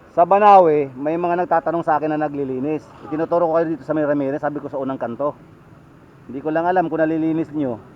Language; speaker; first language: Filipino; native; Filipino